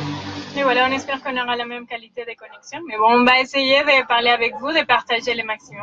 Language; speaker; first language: French; non-native, fluent; Spanish